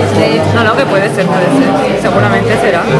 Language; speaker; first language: Spanish; native; Spanish